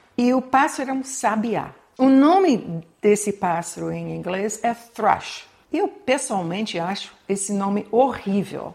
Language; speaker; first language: Portuguese; non-native, fluent; English